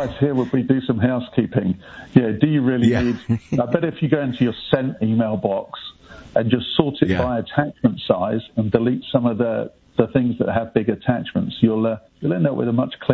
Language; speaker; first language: English; native; English